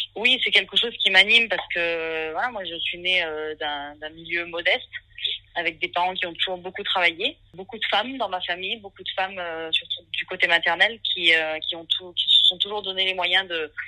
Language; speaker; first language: French; native; French